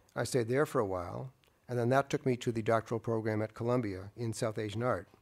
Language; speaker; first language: English; native; English